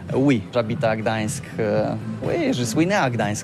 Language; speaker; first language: French; non-native, learner; Polish